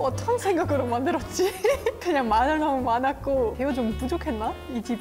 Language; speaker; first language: Korean; non-native, fluent; German